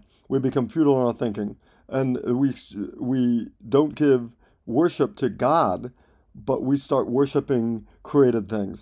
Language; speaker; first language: English; native; English